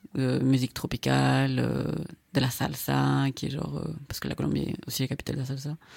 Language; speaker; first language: French; non-native, fluent; Spanish